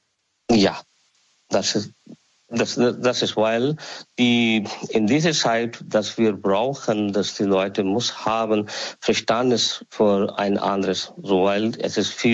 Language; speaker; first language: German; non-native, learner; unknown